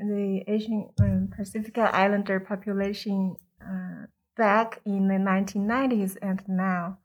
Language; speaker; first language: English; non-native, fluent; Chinese